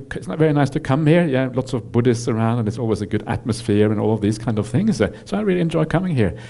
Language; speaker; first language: English; non-native, fluent; Norwegian